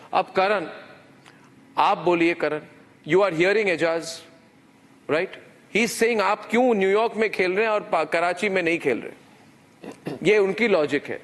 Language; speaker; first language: Hindi; native; Hindi